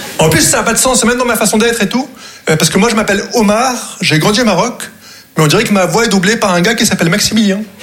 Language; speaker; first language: French; non-native, local second language; Arabic